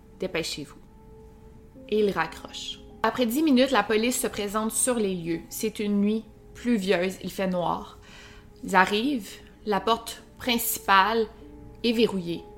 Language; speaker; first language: French; native; French